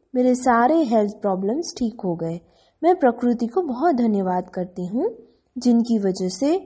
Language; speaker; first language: Hindi; non-native, local second language; Gujarati